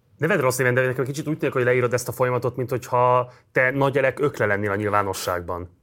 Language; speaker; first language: Hungarian; native; Hungarian